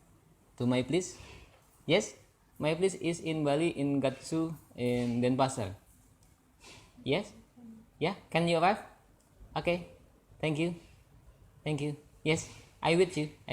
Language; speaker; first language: English; non-native, learner; Indonesian